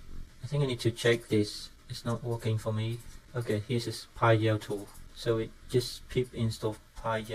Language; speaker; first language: English; non-native, fluent; Vietnamese